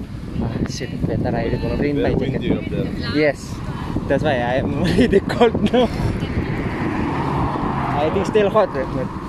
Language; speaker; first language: English; non-native, learner; Indonesian